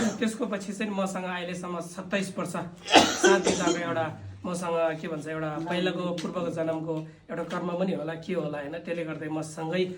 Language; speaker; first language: Nepali; non-native, local second language; Sherpa